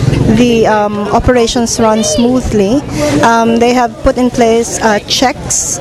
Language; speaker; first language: English; non-native, local second language; Filipino